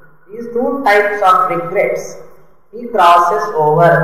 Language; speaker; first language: English; non-native, local second language; Tamil